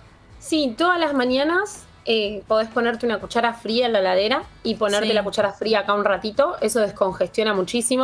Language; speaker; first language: Spanish; native; Spanish